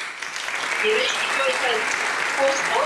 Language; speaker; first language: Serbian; early bilingual, heritage; Serbian